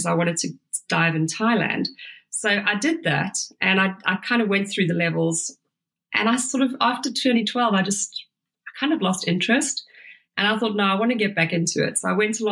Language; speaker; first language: English; native; English